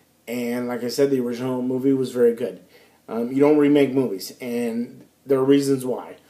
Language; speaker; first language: English; native; English